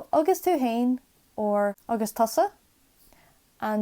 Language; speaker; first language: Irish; non-native, local second language; English